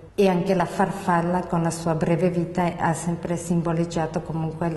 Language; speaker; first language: Italian; non-native, fluent; Georgian